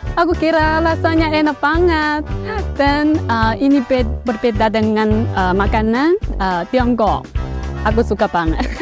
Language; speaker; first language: Indonesian; non-native, learner; Chinese